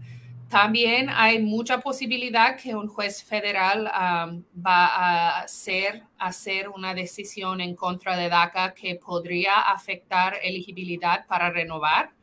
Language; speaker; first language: Spanish; non-native, fluent; English